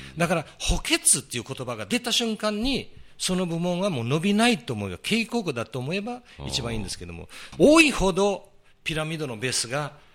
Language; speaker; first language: Japanese; early bilingual, heritage; Portuguese